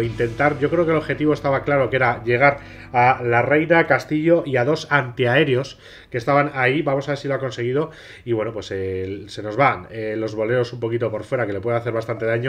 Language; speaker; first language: Spanish; native; Spanish